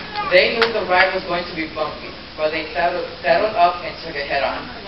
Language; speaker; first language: English; early bilingual, other home language; Spanish